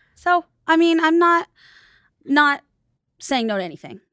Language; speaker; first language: English; native; English